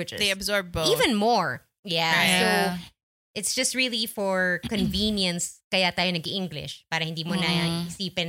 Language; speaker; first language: English; non-native, local second language; Filipino